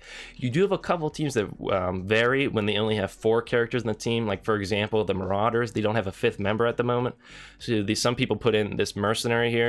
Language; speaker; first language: English; native; English